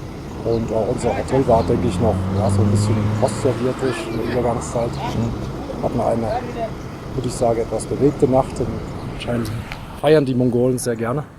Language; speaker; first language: German; native; German